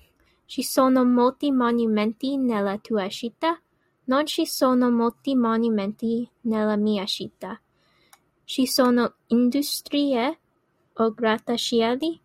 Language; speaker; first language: Italian; non-native, learner; English